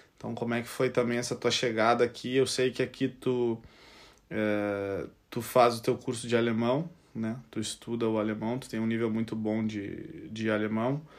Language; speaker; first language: Portuguese; native; Portuguese